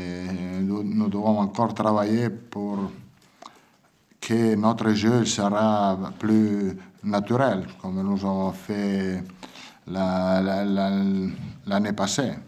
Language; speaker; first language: French; non-native, learner; Italian